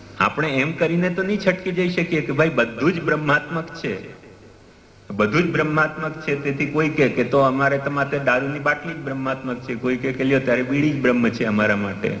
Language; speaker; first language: Gujarati; non-native, local second language; Hindi